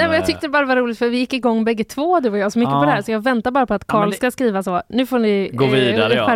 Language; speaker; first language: Swedish; native; Swedish